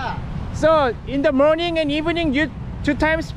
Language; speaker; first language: English; non-native, learner; Korean